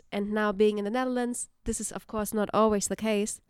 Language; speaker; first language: English; non-native, fluent; German